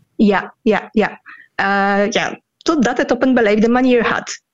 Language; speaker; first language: Dutch; non-native, fluent; Polish